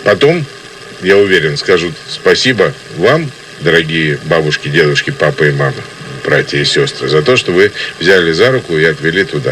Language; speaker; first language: Russian; native; Russian